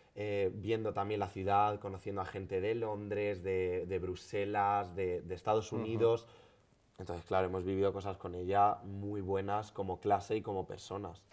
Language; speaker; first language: Spanish; native; Spanish